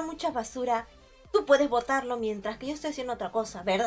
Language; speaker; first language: Spanish; native; Spanish